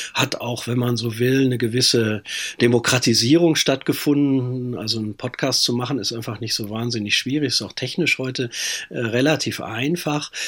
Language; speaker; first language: German; native; German